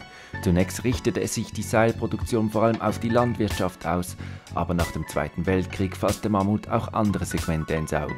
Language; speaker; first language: German; native; German